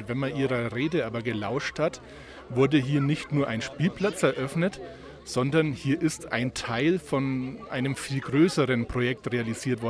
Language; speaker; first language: German; native; German